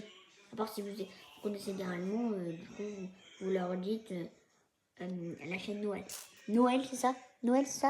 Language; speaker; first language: French; native; French